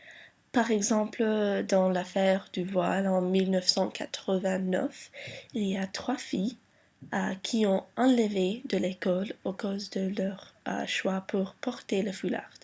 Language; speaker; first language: French; non-native, learner; English